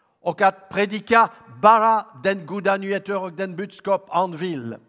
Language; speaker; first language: Swedish; non-native, learner; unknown